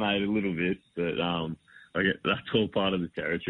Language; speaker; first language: English; native; English